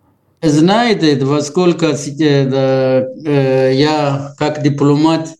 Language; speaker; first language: Russian; non-native, learner; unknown